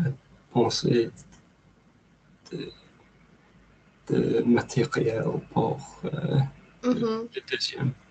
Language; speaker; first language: French; non-native, learner; English